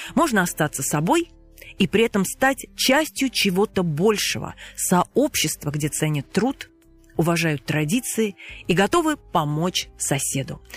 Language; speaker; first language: Russian; native; Russian